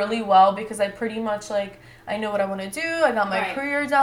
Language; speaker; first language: English; native; English